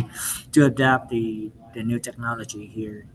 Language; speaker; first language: English; non-native, learner; Vietnamese